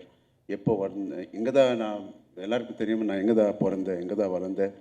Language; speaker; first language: Tamil; non-native, local second language; Telugu